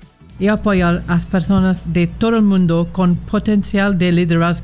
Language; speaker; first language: Spanish; non-native, fluent; English